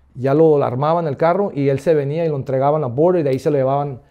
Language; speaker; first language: Spanish; early bilingual, heritage; Spanish